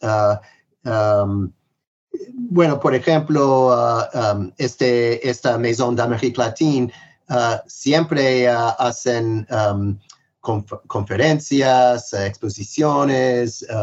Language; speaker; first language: Spanish; non-native, fluent; English